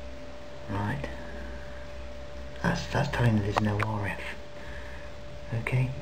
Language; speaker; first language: English; native; English